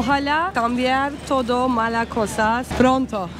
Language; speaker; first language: Spanish; non-native, learner; Turkish